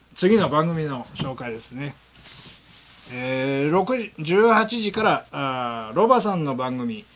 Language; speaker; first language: Japanese; native; Japanese